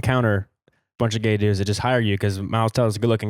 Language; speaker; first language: English; native; English